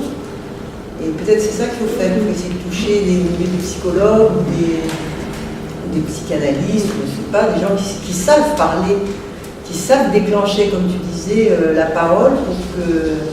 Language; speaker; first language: French; native; French